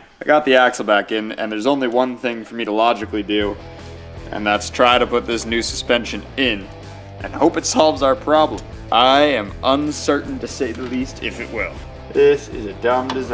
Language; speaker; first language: English; native; English